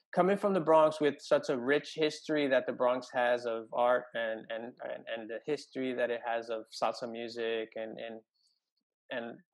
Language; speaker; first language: English; early bilingual, other home language; Spanish